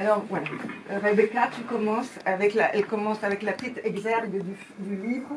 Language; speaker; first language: French; native; French